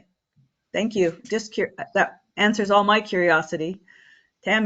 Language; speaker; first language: English; native; English